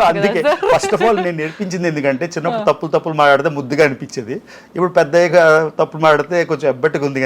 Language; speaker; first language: Telugu; native; Telugu